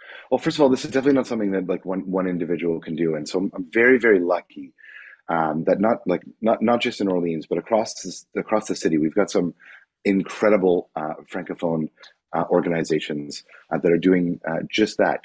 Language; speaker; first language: English; native; English